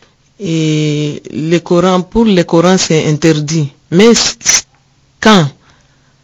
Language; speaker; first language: French; non-native, learner; Rundi